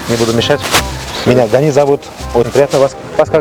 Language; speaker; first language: Russian; non-native, local second language; Kazakh